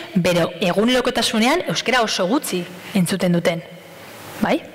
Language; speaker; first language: Basque; non-native, fluent; Spanish